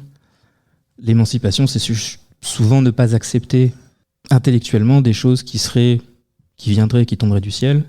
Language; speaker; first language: French; native; French